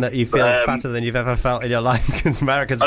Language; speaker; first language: English; native; English